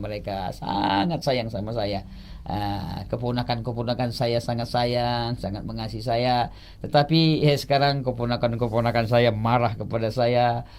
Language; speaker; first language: Indonesian; non-native, local second language; Achinese